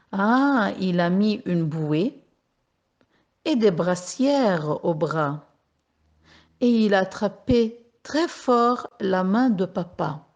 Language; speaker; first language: French; non-native, local second language; Arabic